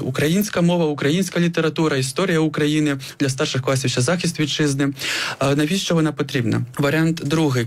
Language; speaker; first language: Ukrainian; native; Ukrainian